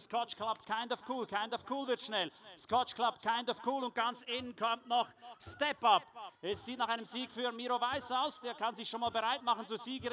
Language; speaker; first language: German; native; German